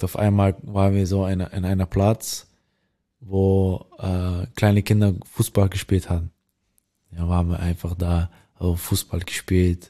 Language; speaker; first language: German; non-native, learner; Dutch